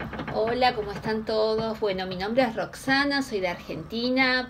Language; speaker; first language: Spanish; native; Spanish